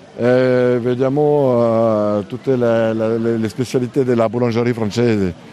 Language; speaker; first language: Italian; non-native, learner; French